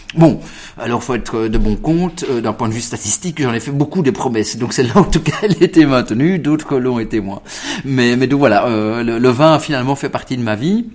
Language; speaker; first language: French; early bilingual, other home language; Italian